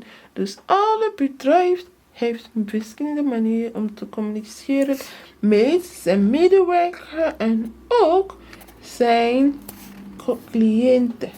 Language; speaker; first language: Dutch; non-native, learner; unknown